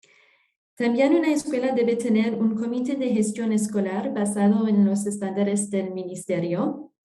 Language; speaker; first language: Spanish; non-native, fluent; French